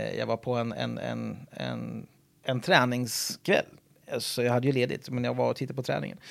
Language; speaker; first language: Swedish; non-native, fluent; English